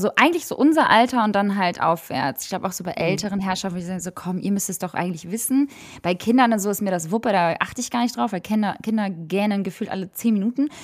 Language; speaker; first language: German; early bilingual, other home language; Albanian